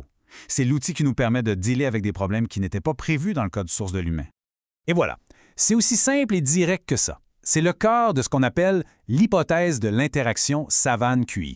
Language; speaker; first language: French; native; French